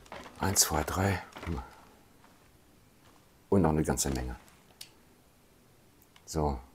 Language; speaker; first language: German; native; German